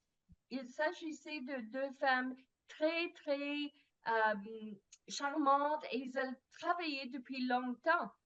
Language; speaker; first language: French; non-native, fluent; English